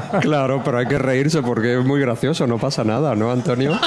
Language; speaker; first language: Spanish; native; Spanish